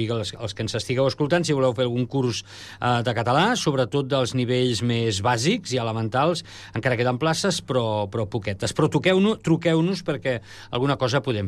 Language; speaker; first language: Catalan; native; Catalan